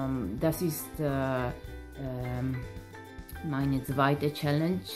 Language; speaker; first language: German; non-native, learner; Italian